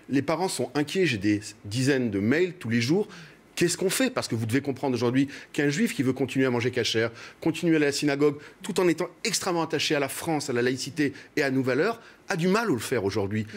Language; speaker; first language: French; native; French